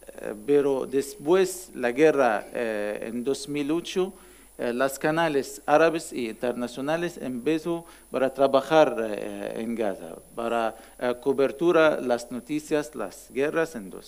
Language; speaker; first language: Spanish; non-native, learner; Arabic